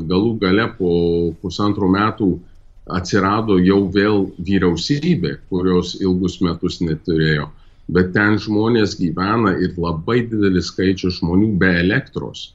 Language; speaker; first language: Lithuanian; early bilingual, heritage; Lithuanian